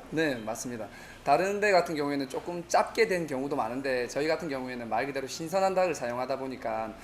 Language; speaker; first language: Korean; native; Korean